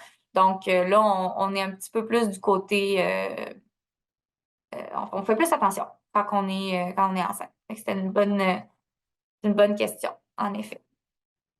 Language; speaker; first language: French; native; French